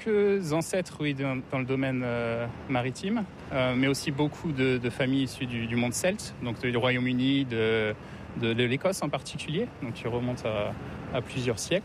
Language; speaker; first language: French; native; French